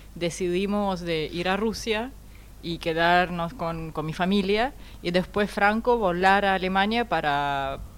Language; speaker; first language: Spanish; non-native, fluent; Russian